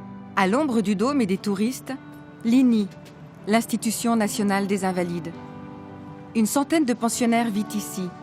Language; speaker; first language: French; native; French